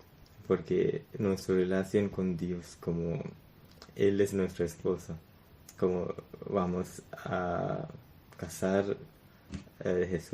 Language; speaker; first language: Spanish; non-native, learner; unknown